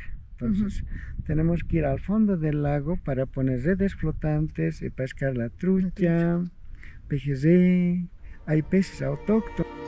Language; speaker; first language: Spanish; native; Spanish